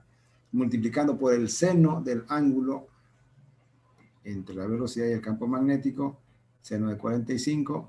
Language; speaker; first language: Spanish; native; Spanish